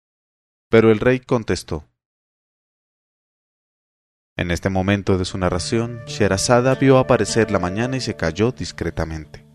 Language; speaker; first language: Spanish; native; Spanish